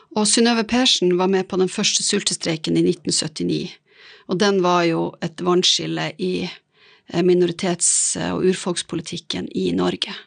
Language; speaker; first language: Norwegian; native; Norwegian